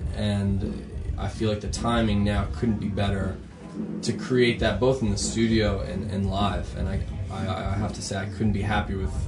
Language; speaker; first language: English; native; English